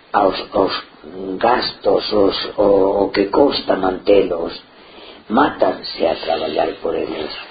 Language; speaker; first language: Galician; non-native, local second language; Spanish